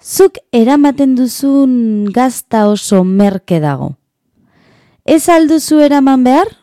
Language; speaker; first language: Basque; non-native, learner; Spanish